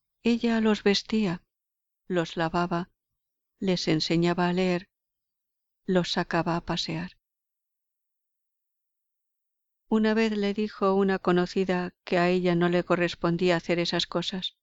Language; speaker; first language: Spanish; native; Spanish